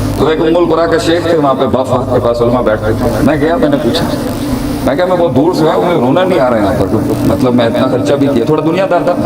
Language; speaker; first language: Urdu; non-native, local second language; Punjabi